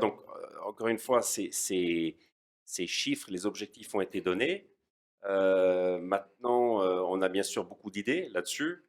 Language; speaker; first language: French; native; French